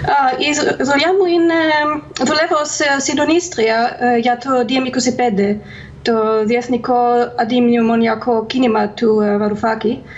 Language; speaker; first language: Greek; non-native, fluent; German